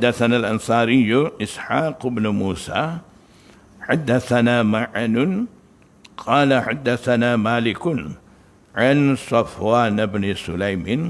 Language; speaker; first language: Arabic; non-native, fluent; Malay